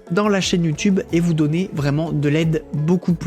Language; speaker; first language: French; native; French